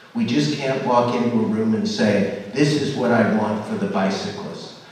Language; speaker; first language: English; native; English